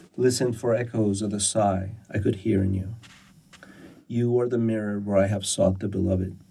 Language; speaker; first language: English; early bilingual, other home language; Persian